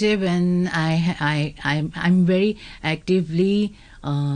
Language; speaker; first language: English; non-native, local second language; Urdu